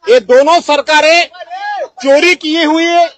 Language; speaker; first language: Hindi; non-native, local second language; Marathi